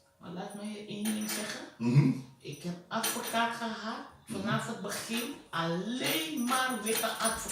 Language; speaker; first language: Dutch; non-native, fluent; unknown